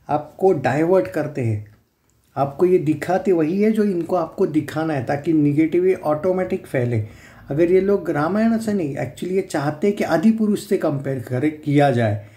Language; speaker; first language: Hindi; non-native, local second language; Marathi